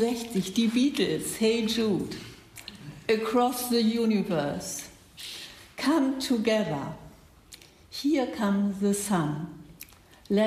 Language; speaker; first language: German; native; German